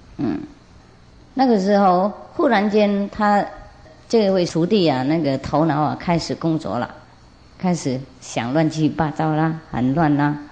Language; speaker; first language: Chinese; non-native, fluent; Vietnamese